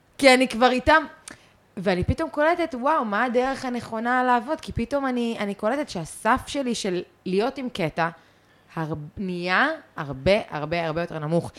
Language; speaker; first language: Hebrew; early bilingual, other home language; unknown